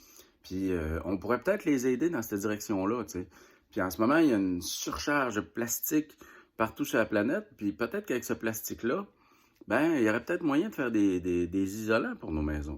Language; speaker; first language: French; native; French